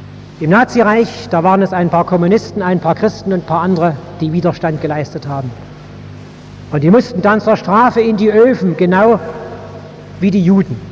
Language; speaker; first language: German; native; German